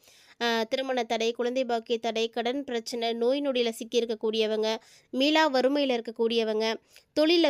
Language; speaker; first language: Tamil; native; Tamil